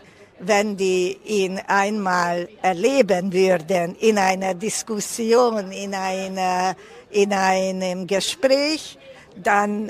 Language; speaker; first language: German; non-native, fluent; Hungarian